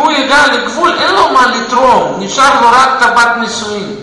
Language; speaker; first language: Hebrew; non-native, fluent; Russian